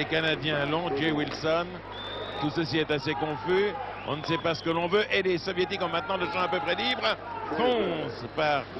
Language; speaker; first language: French; native; French